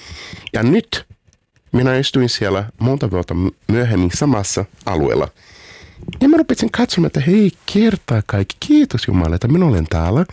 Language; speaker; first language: Finnish; non-native, fluent; Portuguese